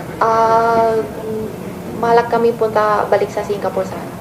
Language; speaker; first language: Filipino; non-native, learner; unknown